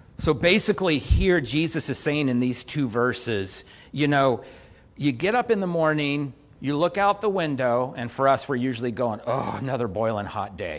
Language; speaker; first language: English; native; English